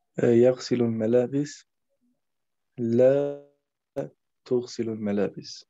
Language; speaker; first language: Arabic; non-native, learner; German